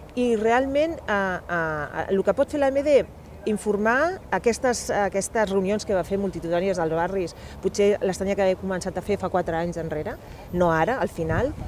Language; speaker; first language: Catalan; non-native, local second language; Spanish